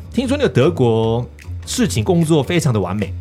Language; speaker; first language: Chinese; non-native, fluent; Korean